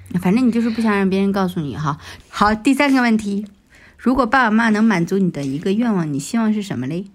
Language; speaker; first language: Chinese; native; Chinese